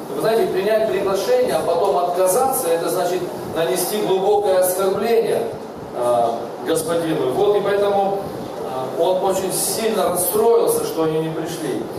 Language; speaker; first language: Russian; native; Russian